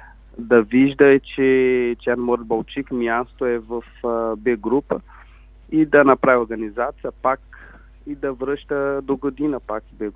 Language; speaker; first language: Bulgarian; non-native, learner; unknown